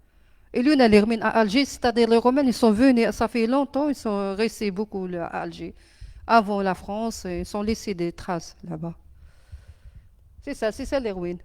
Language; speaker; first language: French; non-native, learner; Arabic